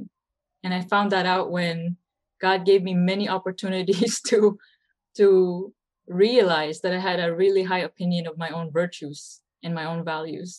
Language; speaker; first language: English; early bilingual, other home language; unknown